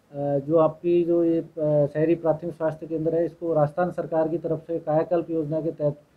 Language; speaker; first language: Hindi; native; Hindi